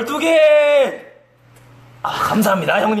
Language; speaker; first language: Korean; native; Korean